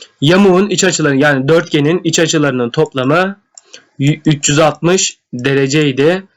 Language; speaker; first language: Turkish; native; Turkish